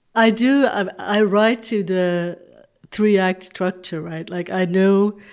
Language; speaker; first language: English; non-native, fluent; Dutch